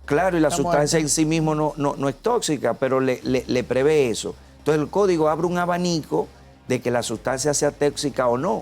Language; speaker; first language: Spanish; native; Spanish